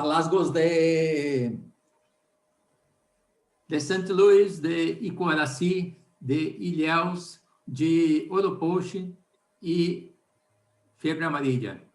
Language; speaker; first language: Spanish; non-native, learner; Portuguese